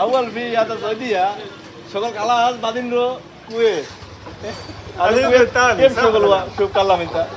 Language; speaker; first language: Arabic; non-native, learner; Bangla